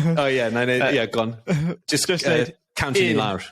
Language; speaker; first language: Welsh; non-native, local second language; English